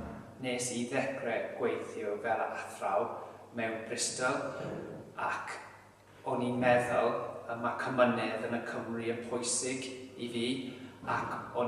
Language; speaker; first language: Welsh; non-native, learner; English